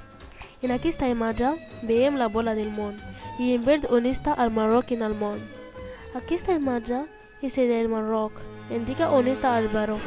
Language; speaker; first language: Catalan; early bilingual, other home language; Arabic